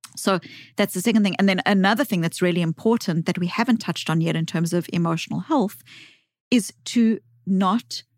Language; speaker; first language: English; native; English